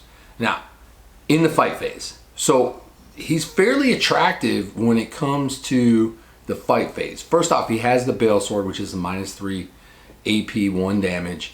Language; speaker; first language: English; native; English